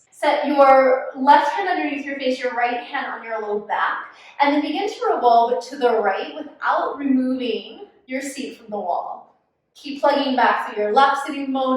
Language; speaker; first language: English; native; English